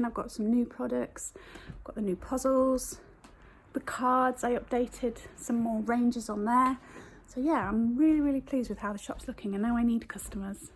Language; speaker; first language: English; native; English